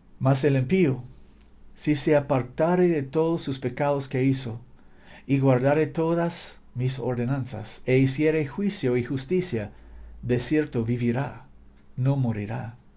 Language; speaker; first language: Spanish; non-native, fluent; English